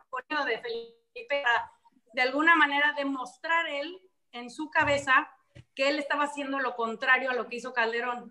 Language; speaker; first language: Spanish; native; Spanish